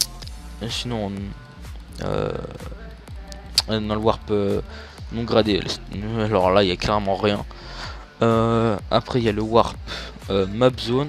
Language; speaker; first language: French; native; French